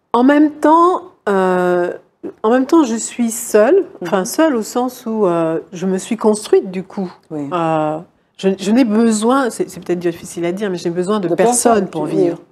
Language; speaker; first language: French; native; French